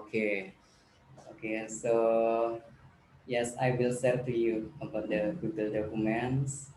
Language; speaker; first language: English; non-native, learner; Indonesian